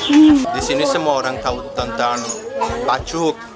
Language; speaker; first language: Indonesian; non-native, fluent; Portuguese